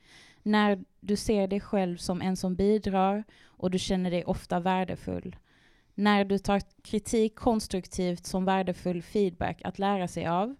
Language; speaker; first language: Swedish; native; Swedish